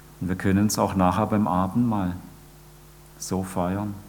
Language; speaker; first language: German; native; German